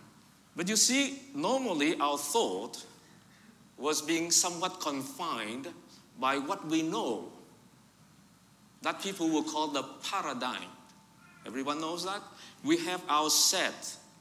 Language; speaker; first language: English; non-native, fluent; Vietnamese